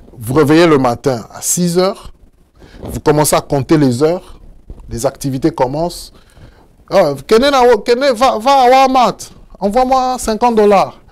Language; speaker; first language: French; non-native, local second language; Lingala